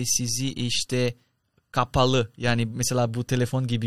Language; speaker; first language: Turkish; non-native, learner; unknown